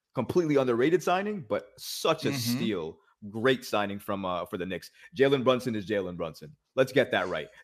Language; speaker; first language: English; native; English